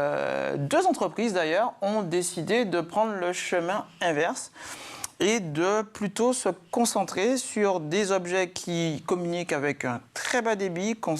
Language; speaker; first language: French; native; French